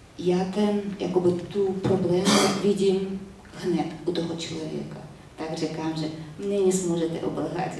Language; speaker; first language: Czech; non-native, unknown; Russian